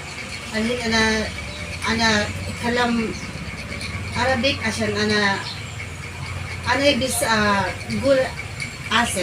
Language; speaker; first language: Arabic; non-native, learner; Filipino